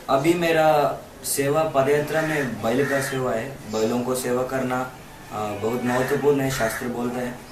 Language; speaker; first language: Hindi; non-native, local second language; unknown